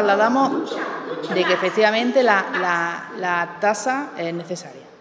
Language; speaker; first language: Spanish; native; Spanish